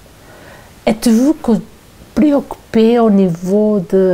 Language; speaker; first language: French; non-native, learner; Portuguese